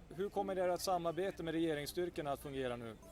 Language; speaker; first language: Swedish; native; Swedish